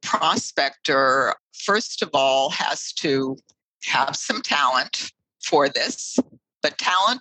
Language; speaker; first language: English; native; English